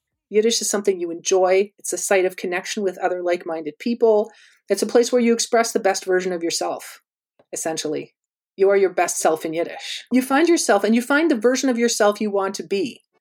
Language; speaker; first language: English; native; English